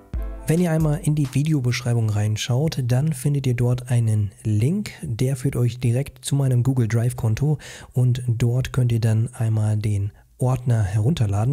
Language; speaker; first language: German; native; German